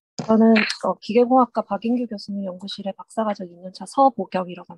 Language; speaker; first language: Korean; native; Korean